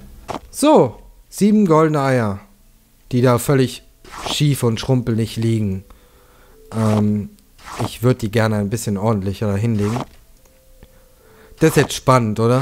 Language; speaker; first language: German; native; German